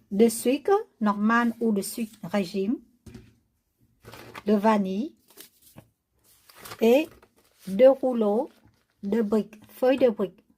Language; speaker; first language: French; non-native, learner; Vietnamese